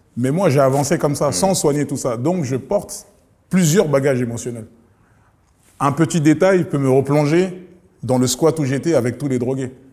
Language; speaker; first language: French; early bilingual, other home language; Lingala